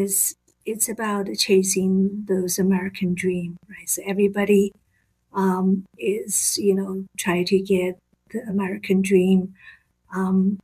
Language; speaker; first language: English; non-native, fluent; Chinese